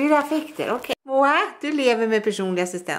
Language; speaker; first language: Swedish; native; Swedish